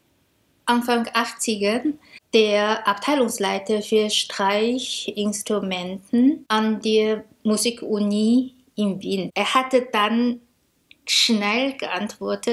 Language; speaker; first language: German; non-native, fluent; Chinese